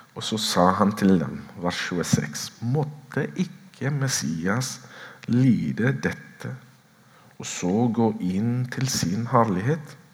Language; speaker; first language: Norwegian; non-native, fluent; Oromo